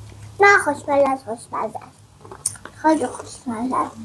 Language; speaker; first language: Persian; non-native, learner; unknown